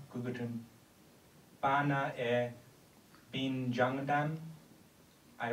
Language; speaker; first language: Korean; non-native, learner; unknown